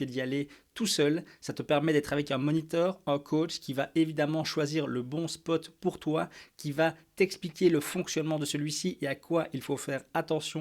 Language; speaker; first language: French; native; French